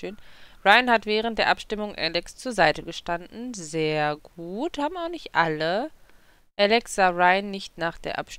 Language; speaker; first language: German; native; German